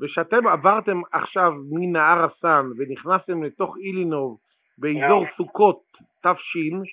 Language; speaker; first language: Hebrew; native; Hebrew